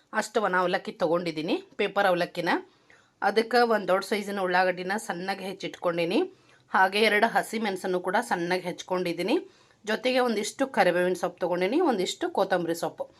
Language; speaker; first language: Kannada; native; Kannada